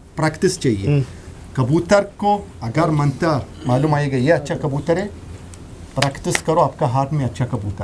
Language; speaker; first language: Hindi; non-native, learner; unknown